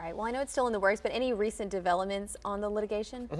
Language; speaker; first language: English; native; English